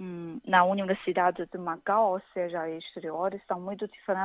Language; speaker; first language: Portuguese; non-native, fluent; Chinese